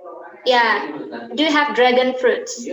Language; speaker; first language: English; non-native, learner; Indonesian